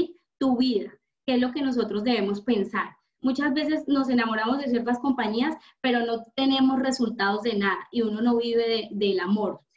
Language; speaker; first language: Spanish; native; Spanish